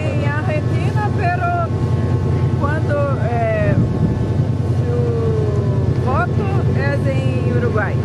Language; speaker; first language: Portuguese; non-native, learner; Spanish